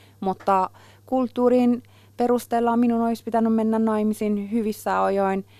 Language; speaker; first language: Finnish; non-native, fluent; Persian